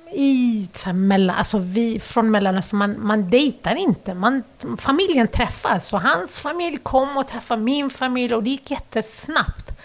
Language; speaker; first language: Swedish; early bilingual, other home language; Arabic